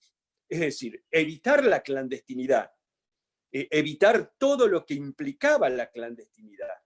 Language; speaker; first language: Spanish; native; Spanish